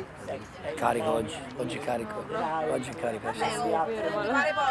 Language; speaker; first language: Italian; native; Italian